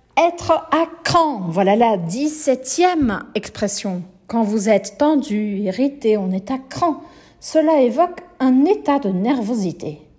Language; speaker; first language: French; non-native, fluent; Portuguese